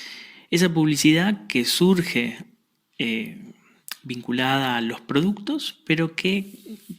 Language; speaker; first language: Spanish; native; Spanish